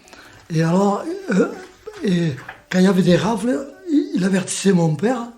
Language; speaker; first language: French; native; French